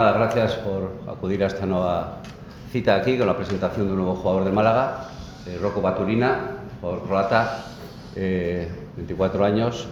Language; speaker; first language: Spanish; native; Spanish